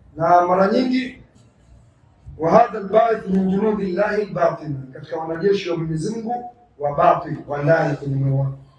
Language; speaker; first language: Swahili; native; Swahili